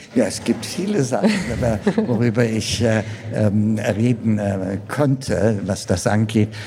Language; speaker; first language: German; non-native, fluent; Amharic